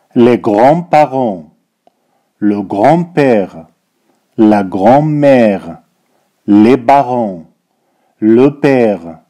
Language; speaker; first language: French; non-native, fluent; Arabic